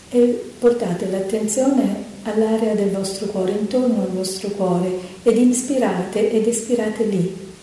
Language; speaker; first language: Italian; native; Italian